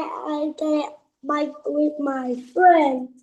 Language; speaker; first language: English; non-native, learner; Vietnamese